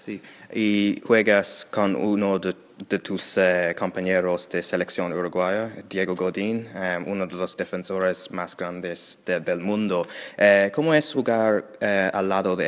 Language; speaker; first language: Spanish; non-native, learner; English